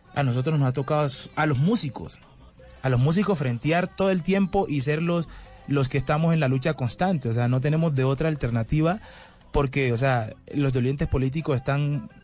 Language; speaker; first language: Spanish; native; Spanish